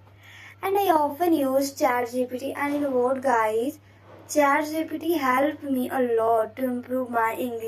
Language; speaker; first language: English; non-native, learner; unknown